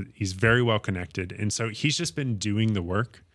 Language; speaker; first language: English; native; English